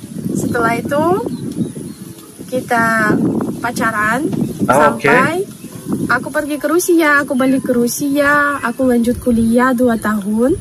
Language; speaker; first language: Indonesian; non-native, fluent; Russian